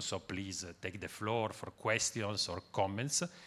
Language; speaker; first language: English; non-native, fluent; Italian